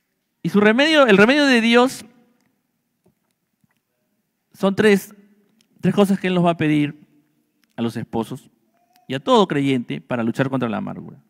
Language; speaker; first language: Spanish; native; Spanish